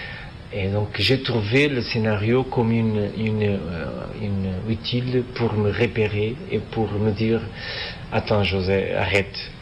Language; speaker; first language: French; non-native, fluent; Portuguese